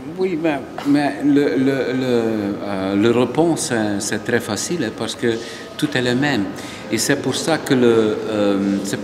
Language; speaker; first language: French; non-native, local second language; Dutch